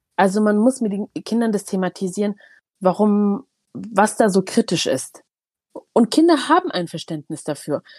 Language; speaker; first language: German; early bilingual, other home language; Tigrinya